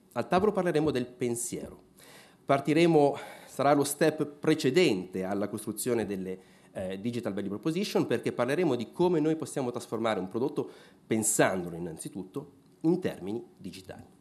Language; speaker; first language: Italian; native; Italian